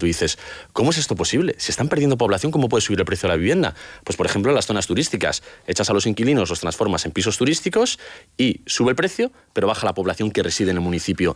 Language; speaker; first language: Spanish; native; Spanish